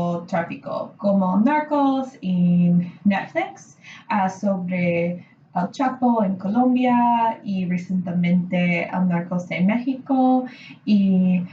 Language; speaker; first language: Spanish; non-native, learner; English